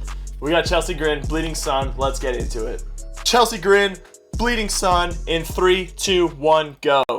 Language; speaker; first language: English; native; English